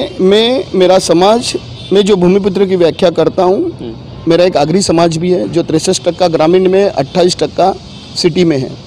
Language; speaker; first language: Hindi; non-native, local second language; Marathi